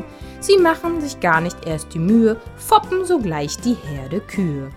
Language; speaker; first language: German; native; German